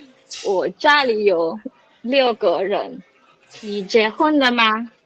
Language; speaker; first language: Chinese; non-native, learner; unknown